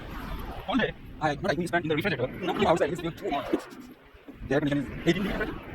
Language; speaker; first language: English; non-native, learner; Bangla